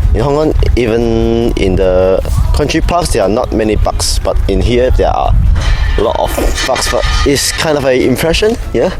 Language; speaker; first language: English; non-native, fluent; Cantonese